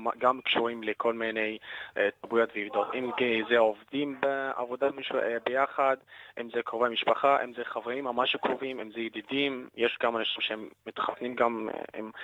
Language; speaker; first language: Hebrew; non-native, local second language; Arabic